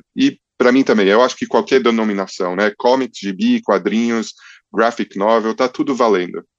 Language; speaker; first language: Portuguese; early bilingual, other home language; English